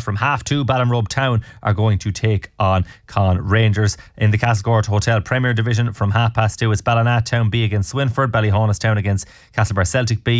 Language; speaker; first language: English; native; English